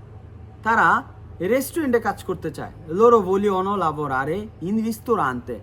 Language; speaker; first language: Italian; non-native, fluent; Bangla